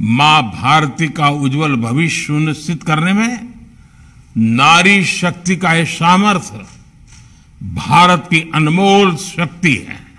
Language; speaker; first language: Hindi; non-native, local second language; Gujarati